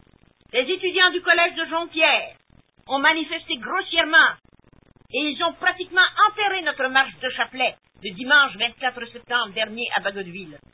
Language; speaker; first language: French; native; French